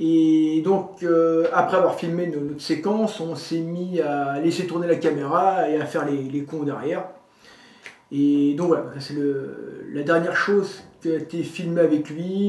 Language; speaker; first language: French; native; French